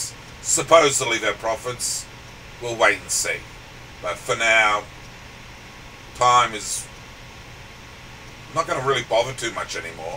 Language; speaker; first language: English; native; English